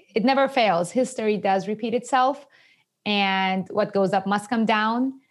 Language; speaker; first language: English; non-native, fluent; Persian